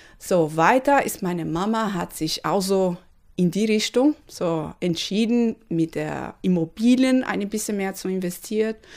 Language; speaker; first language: German; non-native, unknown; Portuguese